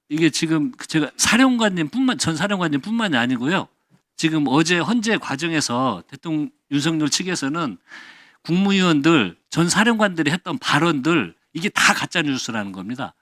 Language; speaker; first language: Korean; native; Korean